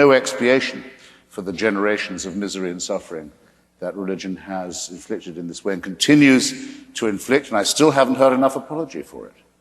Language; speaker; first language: English; native; English